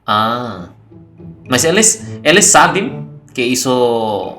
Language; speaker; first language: Portuguese; non-native, learner; Indonesian